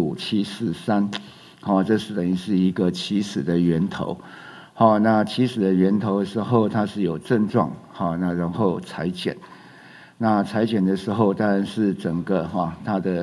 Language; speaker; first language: Chinese; native; Chinese